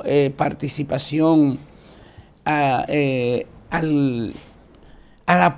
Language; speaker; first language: Spanish; native; Spanish